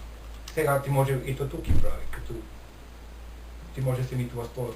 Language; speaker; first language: Bulgarian; non-native, learner; Finnish